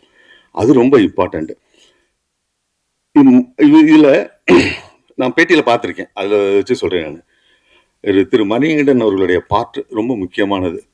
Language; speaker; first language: Tamil; native; Tamil